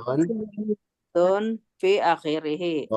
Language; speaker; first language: Arabic; non-native, learner; Indonesian